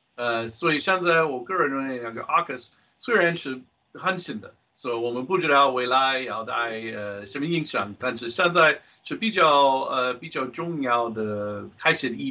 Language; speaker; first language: Chinese; non-native, fluent; English